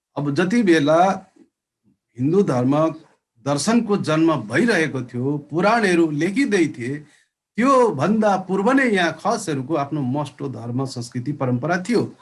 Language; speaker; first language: Nepali; native; Nepali